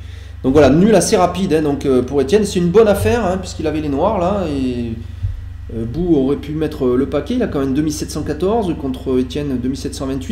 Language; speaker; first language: French; native; French